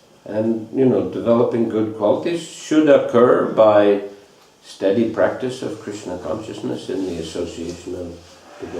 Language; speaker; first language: English; non-native, fluent; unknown